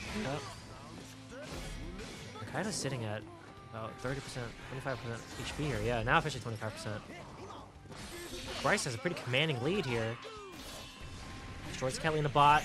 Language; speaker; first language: English; native; English